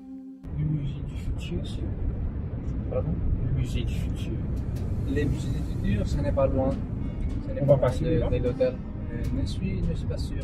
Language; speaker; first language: French; non-native, learner; Spanish